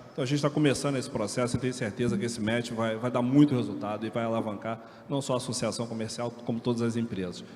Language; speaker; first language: Portuguese; native; Portuguese